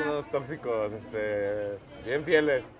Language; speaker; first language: Spanish; native; Spanish